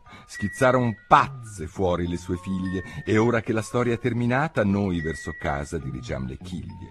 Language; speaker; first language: Italian; native; Italian